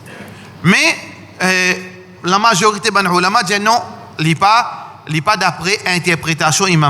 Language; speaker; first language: French; non-native, learner; Morisyen